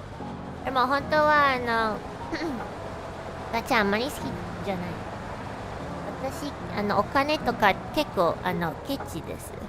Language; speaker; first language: Japanese; non-native, learner; Chinese